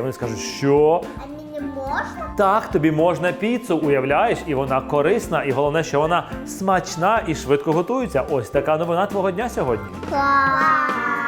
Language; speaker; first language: Ukrainian; native; Ukrainian